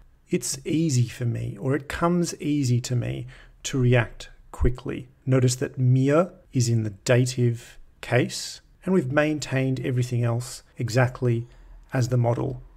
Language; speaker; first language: English; native; English